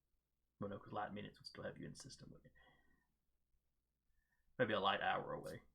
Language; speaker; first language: English; native; English